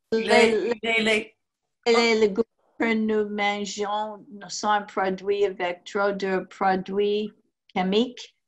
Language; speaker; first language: French; non-native, learner; English